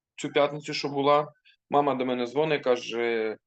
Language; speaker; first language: Ukrainian; non-native, local second language; Russian